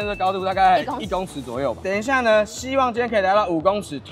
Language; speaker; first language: Chinese; native; Chinese